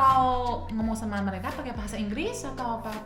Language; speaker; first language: Indonesian; non-native, fluent; Chinese